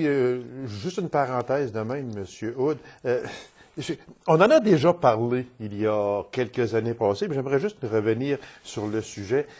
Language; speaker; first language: French; native; French